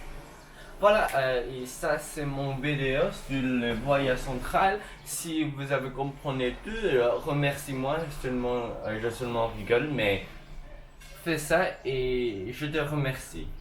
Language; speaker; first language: French; non-native, learner; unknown